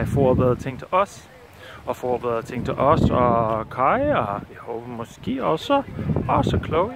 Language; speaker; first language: Danish; non-native, fluent; English